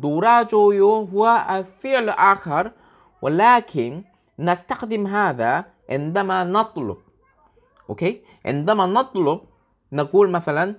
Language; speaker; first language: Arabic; non-native, learner; Korean